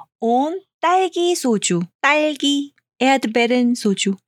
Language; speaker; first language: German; non-native, fluent; Korean